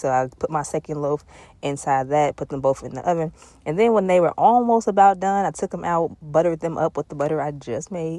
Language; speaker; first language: English; native; English